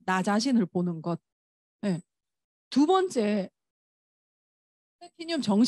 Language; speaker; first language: Korean; native; Korean